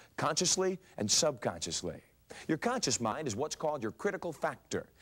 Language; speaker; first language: English; native; English